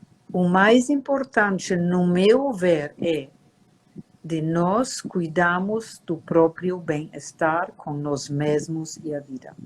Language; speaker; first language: Portuguese; non-native, fluent; German